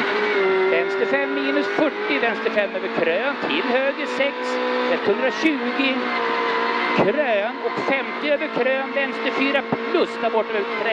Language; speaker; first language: Swedish; native; Swedish